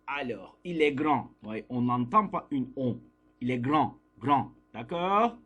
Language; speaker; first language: French; non-native, fluent; Turkish